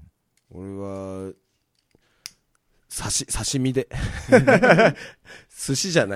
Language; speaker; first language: Japanese; native; Japanese